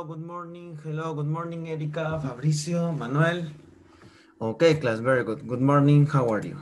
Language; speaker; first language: English; non-native, fluent; Spanish